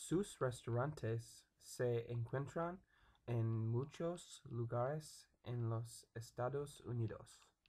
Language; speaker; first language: Spanish; non-native, learner; English